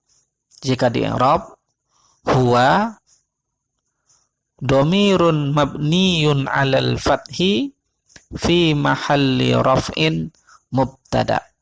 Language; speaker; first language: Arabic; non-native, fluent; Indonesian